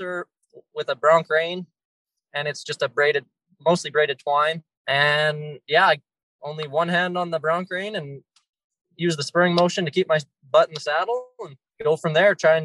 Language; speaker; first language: English; native; English